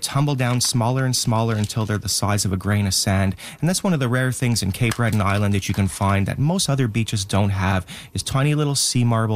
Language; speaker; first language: English; native; English